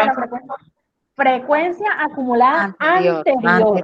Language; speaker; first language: Spanish; native; Spanish